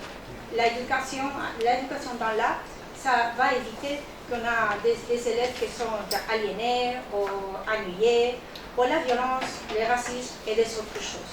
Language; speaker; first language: French; non-native, learner; Spanish